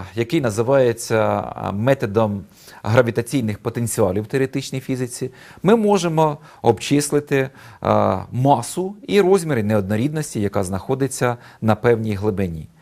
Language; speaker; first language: Ukrainian; native; Ukrainian